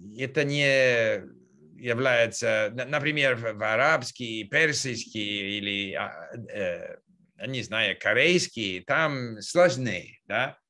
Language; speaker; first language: Russian; non-native, learner; English